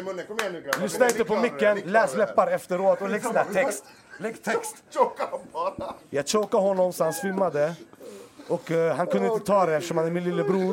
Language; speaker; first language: Swedish; native; Swedish